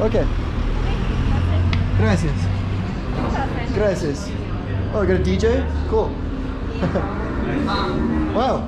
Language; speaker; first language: Spanish; non-native, learner; English